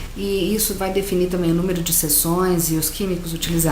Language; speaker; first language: Portuguese; native; Portuguese